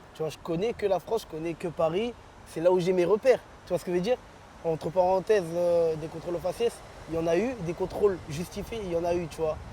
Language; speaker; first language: French; early bilingual, other home language; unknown